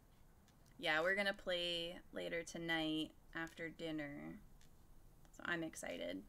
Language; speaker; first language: English; native; English